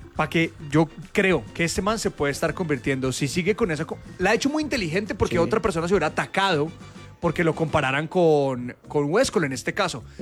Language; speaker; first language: Spanish; native; Spanish